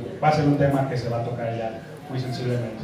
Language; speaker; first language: Spanish; native; Spanish